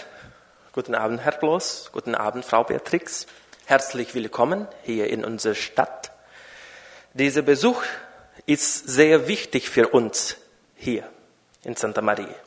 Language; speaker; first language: German; non-native, learner; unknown